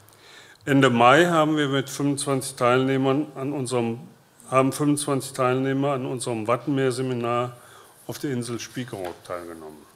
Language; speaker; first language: German; native; German